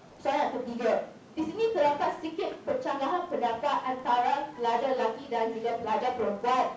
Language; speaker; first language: Malay; non-native, local second language; Chinese